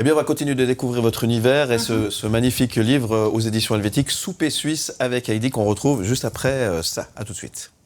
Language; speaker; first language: French; native; French